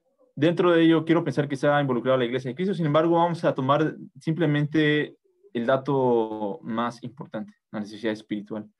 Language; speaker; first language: Spanish; native; Spanish